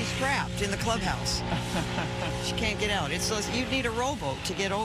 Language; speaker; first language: English; native; English